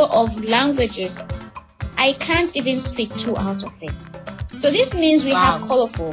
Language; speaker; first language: English; non-native, local second language; Hausa